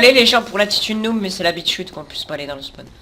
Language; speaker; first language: French; native; French